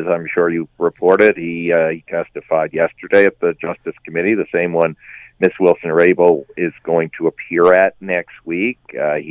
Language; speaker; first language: English; native; English